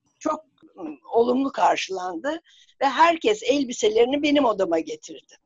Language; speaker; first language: Turkish; native; Turkish